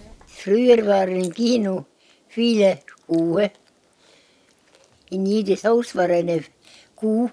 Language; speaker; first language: German; non-native, learner; Estonian